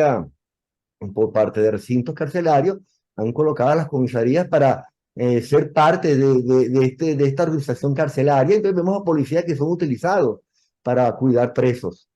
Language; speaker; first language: Spanish; native; Spanish